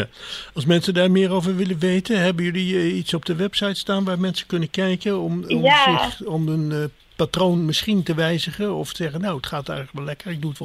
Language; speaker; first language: Dutch; native; Dutch